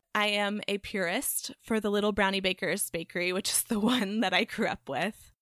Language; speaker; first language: English; native; English